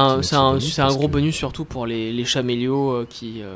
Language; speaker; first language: French; native; French